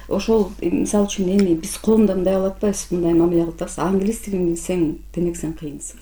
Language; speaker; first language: Kyrgyz; native; Kyrgyz